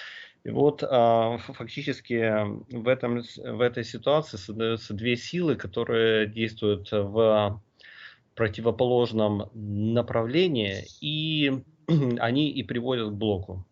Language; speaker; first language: Russian; native; Russian